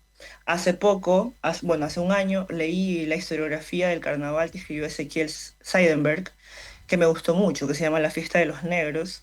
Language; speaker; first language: Spanish; native; Spanish